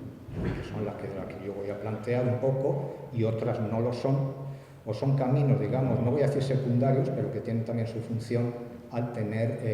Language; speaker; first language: Spanish; native; Spanish